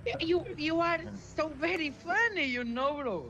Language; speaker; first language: English; non-native, learner; Portuguese